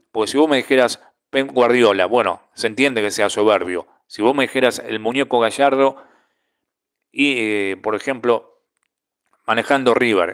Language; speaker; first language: Spanish; native; Spanish